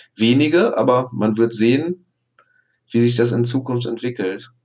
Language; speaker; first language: German; native; German